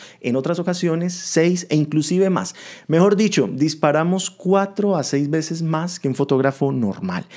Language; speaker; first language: Spanish; native; Spanish